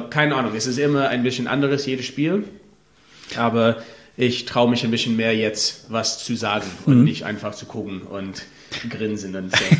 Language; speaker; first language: German; non-native, learner; English